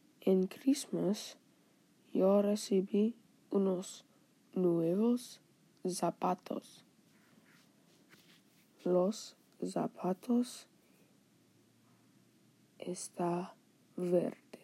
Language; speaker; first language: Spanish; non-native, learner; English